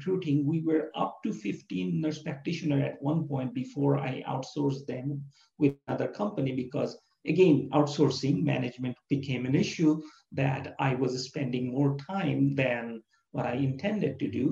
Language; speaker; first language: English; non-native, local second language; Bangla